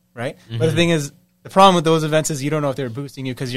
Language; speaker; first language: English; native; English